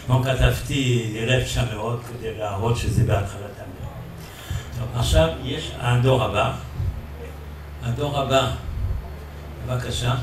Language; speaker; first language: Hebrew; non-native, fluent; French